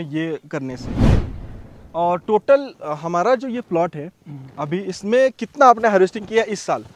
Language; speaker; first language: Hindi; non-native, local second language; Marathi